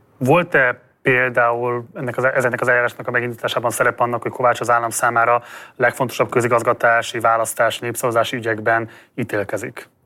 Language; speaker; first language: Hungarian; native; Hungarian